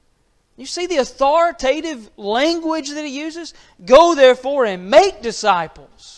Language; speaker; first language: English; native; English